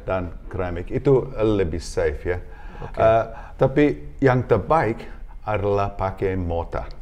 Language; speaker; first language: Indonesian; non-native, learner; English